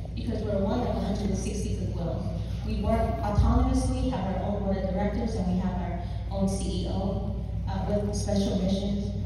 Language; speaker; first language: English; native; English